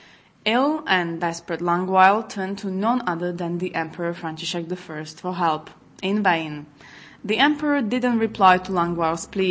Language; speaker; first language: English; non-native, fluent; Czech